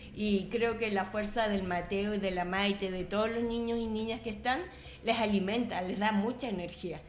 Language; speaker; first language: Spanish; native; Spanish